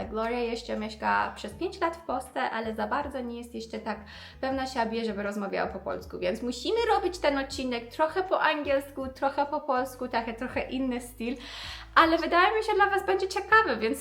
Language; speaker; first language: Polish; non-native, fluent; Persian